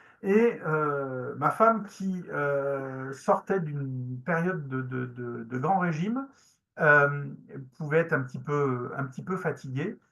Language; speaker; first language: French; native; French